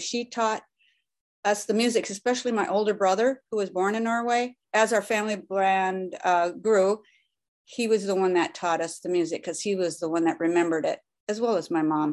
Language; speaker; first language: English; early bilingual, other home language; Norwegian